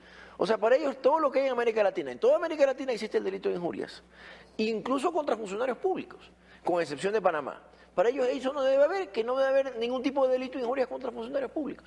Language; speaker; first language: Spanish; native; Spanish